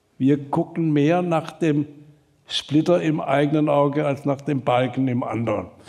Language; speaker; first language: German; native; German